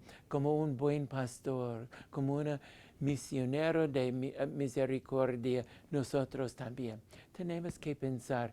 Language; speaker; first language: Spanish; non-native, fluent; English